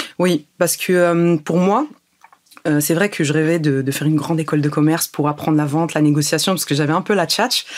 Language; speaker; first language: French; early bilingual, other home language; Arabic